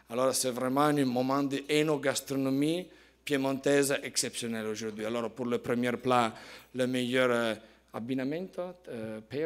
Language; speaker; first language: French; non-native, fluent; Italian